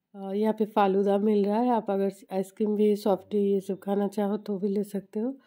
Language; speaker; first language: Hindi; non-native, local second language; Bangla